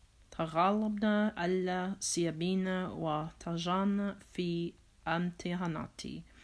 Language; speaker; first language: Arabic; non-native, learner; English